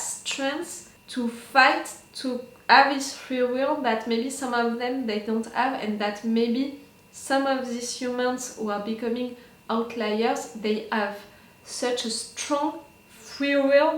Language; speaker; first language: English; non-native, fluent; French